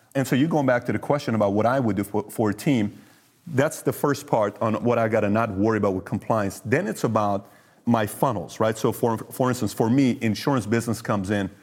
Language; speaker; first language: English; early bilingual, other home language; Persian